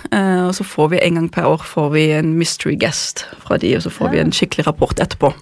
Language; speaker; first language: Norwegian; non-native, fluent; German